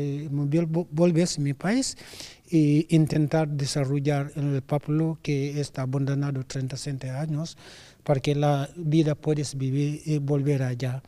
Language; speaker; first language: Spanish; non-native, learner; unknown